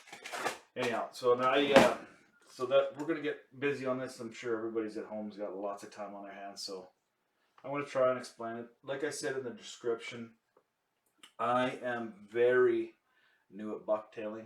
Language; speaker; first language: English; native; English